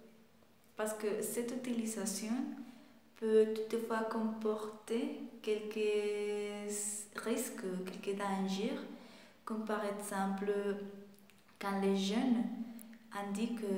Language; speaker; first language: French; non-native, fluent; Spanish